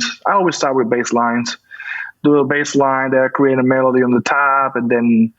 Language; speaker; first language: English; non-native, fluent; Spanish